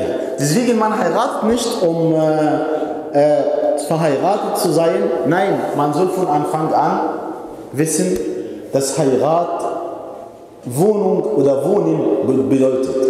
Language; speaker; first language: German; non-native, fluent; Arabic